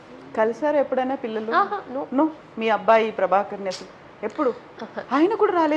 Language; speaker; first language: Telugu; native; Telugu